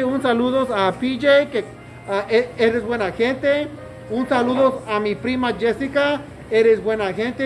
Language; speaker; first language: Spanish; early bilingual, other home language; English